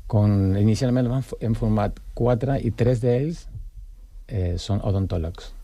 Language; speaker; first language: Catalan; non-native, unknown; Spanish